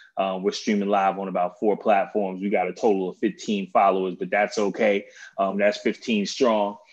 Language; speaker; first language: English; native; English